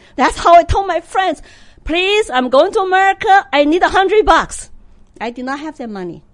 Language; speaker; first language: English; non-native, fluent; Chinese